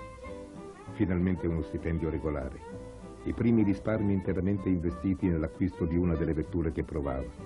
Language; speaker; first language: Italian; native; Italian